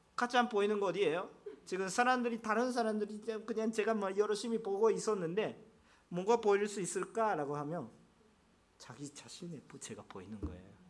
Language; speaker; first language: Korean; non-native, fluent; Japanese